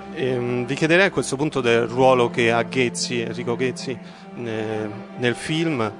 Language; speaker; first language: Italian; native; Italian